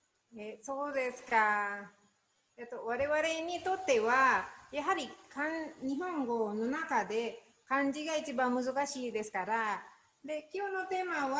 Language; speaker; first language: Japanese; non-native, learner; Indonesian